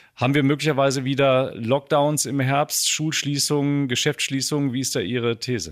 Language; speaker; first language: German; native; German